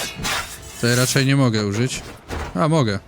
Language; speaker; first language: Polish; native; Polish